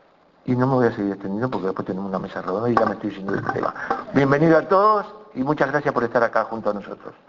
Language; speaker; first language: Spanish; native; Spanish